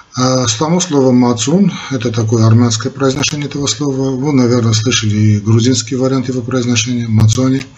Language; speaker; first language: Russian; non-native, local second language; Armenian